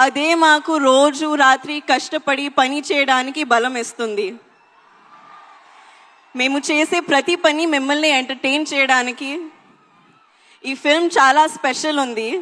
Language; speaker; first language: Telugu; non-native, learner; Hindi